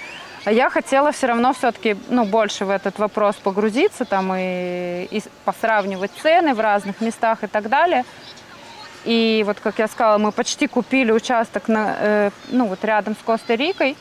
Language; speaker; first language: Russian; native; Russian